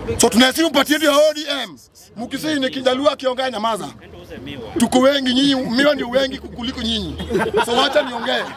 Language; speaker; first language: Swahili; non-native, local second language; Luo (Kenya and Tanzania)